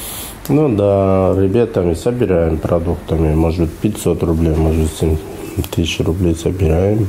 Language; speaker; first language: Russian; non-native, learner; Uzbek